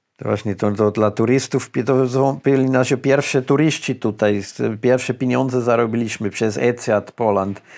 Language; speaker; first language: Polish; non-native, fluent; German